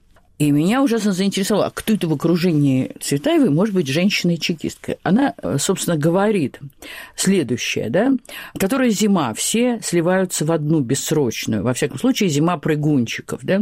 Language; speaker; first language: Russian; native; Russian